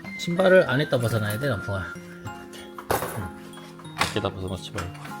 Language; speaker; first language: Korean; native; Korean